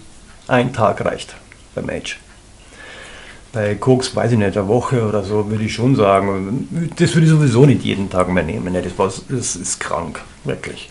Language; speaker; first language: German; native; German